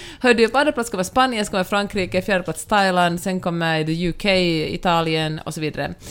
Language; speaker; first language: Swedish; native; Swedish